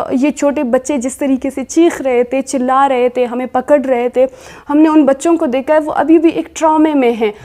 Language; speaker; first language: Urdu; non-native, local second language; Baluchi